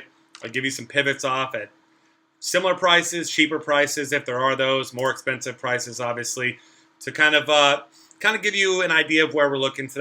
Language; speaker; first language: English; native; English